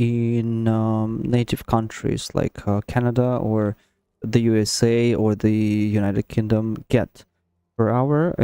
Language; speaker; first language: English; non-native, fluent; Russian